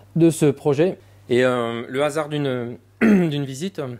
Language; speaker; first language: French; native; French